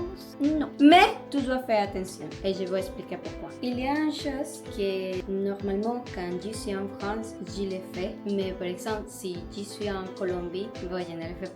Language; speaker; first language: French; non-native, learner; Spanish